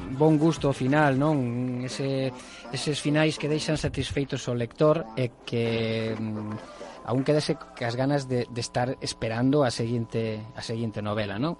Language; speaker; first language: Galician; native; Galician